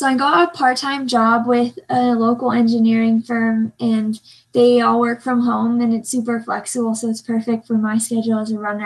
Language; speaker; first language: English; native; English